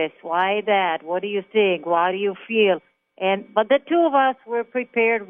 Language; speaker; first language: English; non-native, fluent; Hebrew